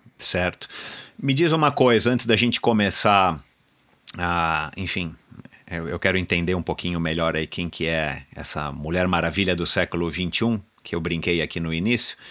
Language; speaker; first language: Portuguese; native; Portuguese